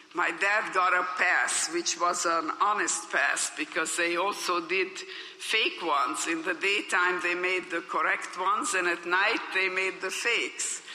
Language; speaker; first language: English; non-native, fluent; Hungarian